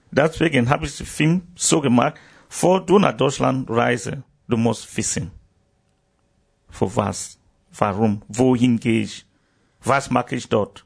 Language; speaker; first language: German; non-native, learner; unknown